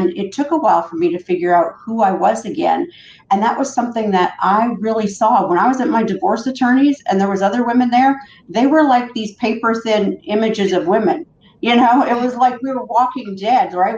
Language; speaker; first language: English; native; English